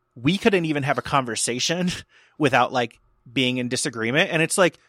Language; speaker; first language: English; native; English